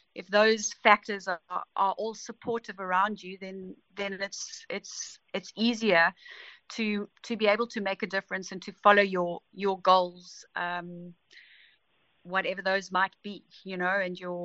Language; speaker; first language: English; native; English